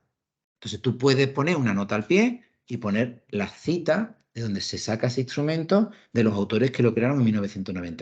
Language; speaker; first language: Spanish; native; Spanish